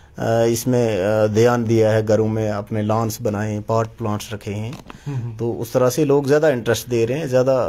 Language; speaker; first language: Hindi; non-native, local second language; Kashmiri